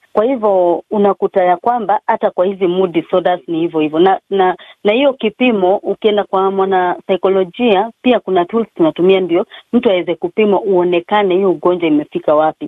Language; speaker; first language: Swahili; non-native, local second language; Kikuyu